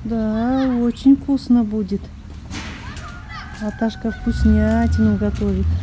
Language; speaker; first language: Russian; non-native, local second language; Kazakh